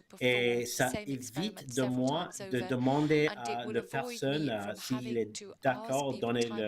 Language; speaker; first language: French; early bilingual, heritage; English